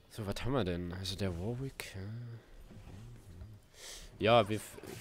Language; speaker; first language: German; native; German